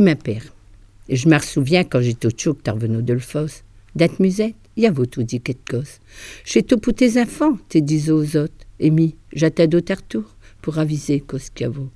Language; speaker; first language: French; native; French